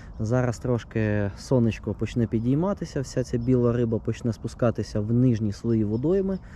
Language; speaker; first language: Ukrainian; non-native, local second language; Russian